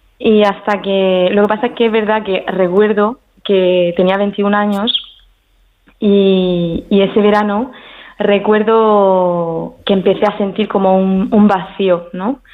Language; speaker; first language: Spanish; early bilingual, heritage; French